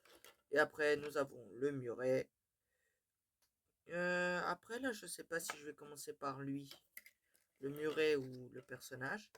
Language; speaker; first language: French; native; French